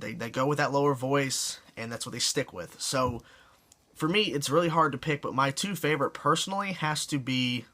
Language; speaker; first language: English; native; English